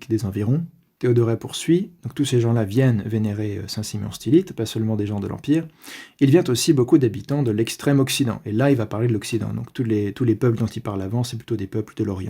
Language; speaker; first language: French; native; French